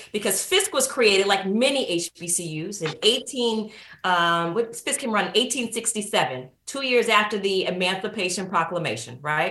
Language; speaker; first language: English; native; English